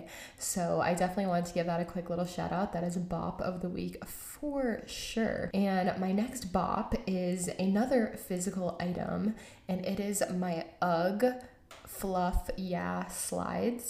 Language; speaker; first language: English; native; English